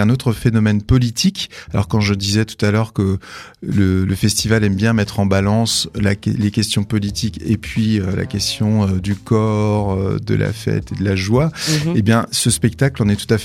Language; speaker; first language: French; native; French